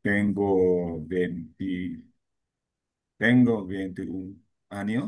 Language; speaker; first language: Spanish; non-native, learner; Filipino